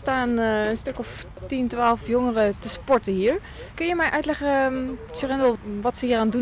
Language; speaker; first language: Dutch; native; Dutch